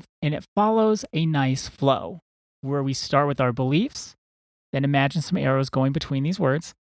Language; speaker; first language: English; native; English